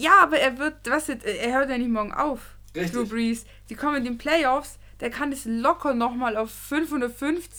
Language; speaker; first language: German; native; German